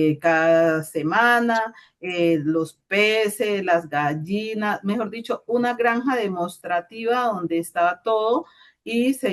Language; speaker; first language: Spanish; native; Spanish